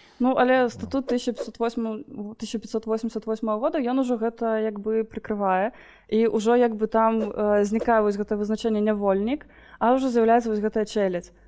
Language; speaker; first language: Belarusian; non-native, local second language; Russian